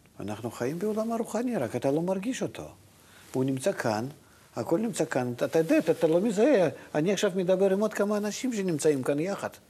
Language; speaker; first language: Hebrew; non-native, fluent; Russian